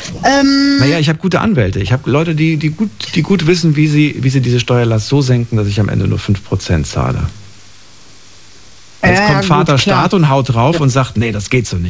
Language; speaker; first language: German; native; German